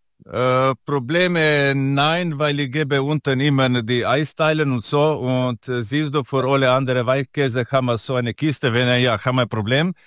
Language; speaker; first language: German; non-native, fluent; Italian